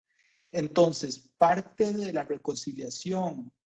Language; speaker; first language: Spanish; native; Spanish